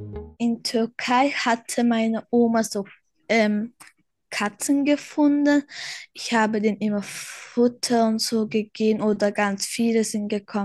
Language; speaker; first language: German; early bilingual, other home language; Turkish